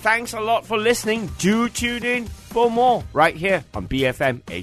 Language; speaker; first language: English; native; English